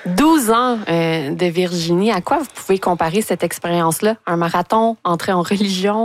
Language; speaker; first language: French; native; French